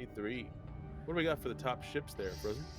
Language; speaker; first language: English; native; English